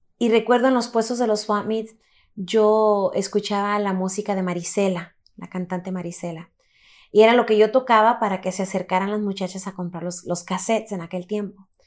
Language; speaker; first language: Spanish; early bilingual, heritage; Spanish